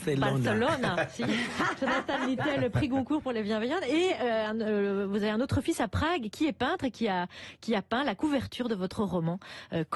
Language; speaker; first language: French; native; French